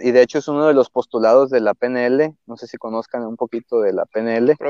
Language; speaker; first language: Spanish; native; Spanish